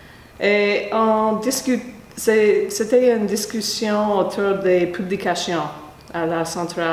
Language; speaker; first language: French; non-native, fluent; English